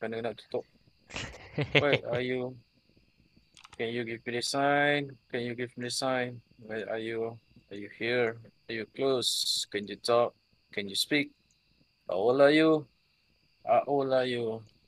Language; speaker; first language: English; non-native, local second language; Malay